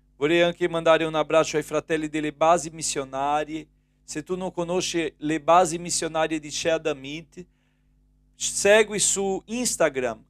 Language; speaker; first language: Italian; non-native, fluent; Portuguese